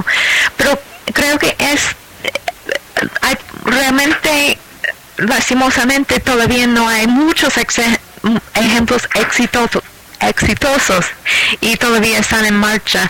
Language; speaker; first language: Spanish; non-native, fluent; English